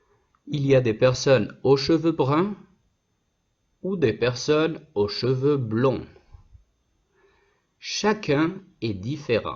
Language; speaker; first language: French; non-native, fluent; Spanish